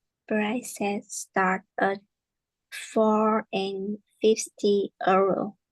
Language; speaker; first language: English; non-native, learner; Vietnamese